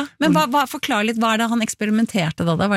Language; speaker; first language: Norwegian; native; Norwegian